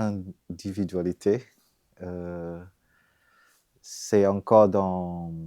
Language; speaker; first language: French; non-native, fluent; Vietnamese